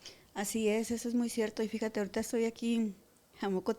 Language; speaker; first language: Spanish; native; Spanish